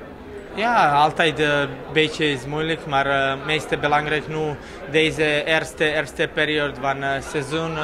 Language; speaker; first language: Dutch; non-native, learner; Serbian